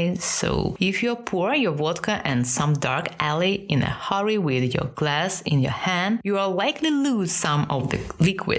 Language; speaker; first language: English; non-native, fluent; Russian